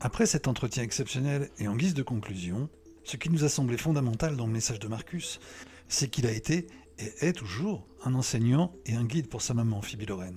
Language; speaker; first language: French; native; French